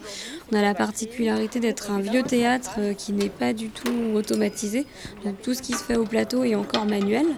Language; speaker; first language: French; native; French